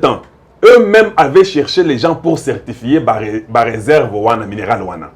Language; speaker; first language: French; non-native, local second language; Lingala